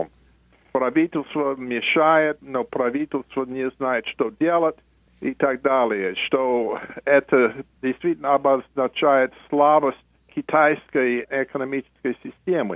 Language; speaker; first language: Russian; non-native, fluent; English